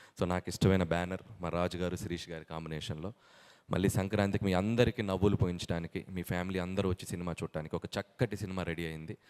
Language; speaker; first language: Telugu; native; Telugu